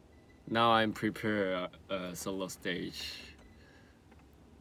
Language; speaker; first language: English; non-native, learner; Korean